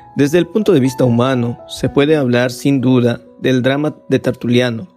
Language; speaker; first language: Spanish; non-native, fluent; Vietnamese